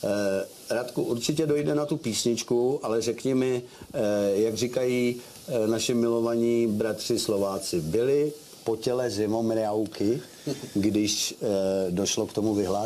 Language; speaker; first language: Czech; native; Czech